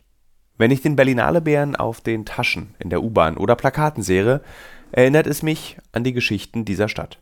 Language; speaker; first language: German; native; German